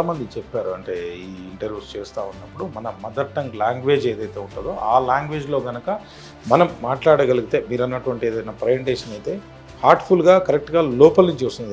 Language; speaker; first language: Telugu; native; Telugu